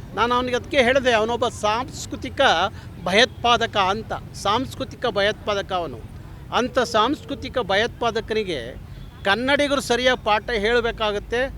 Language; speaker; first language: Kannada; native; Kannada